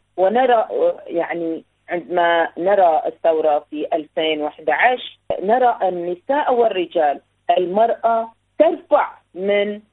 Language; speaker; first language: Arabic; native; Arabic